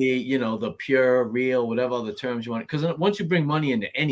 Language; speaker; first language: English; native; English